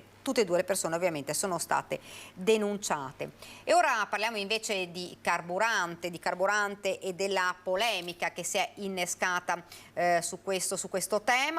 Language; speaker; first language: Italian; native; Italian